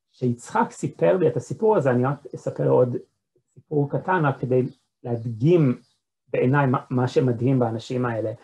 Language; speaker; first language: Hebrew; non-native, fluent; English